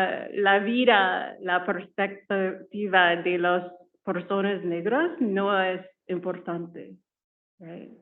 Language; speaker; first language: Spanish; non-native, learner; English